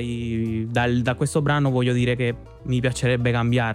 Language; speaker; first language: Italian; non-native, fluent; Spanish